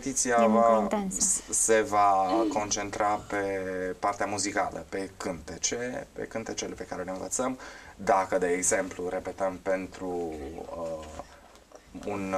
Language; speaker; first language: Romanian; native; Romanian